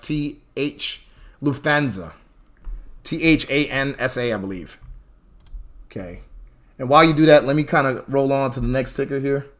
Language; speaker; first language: English; native; English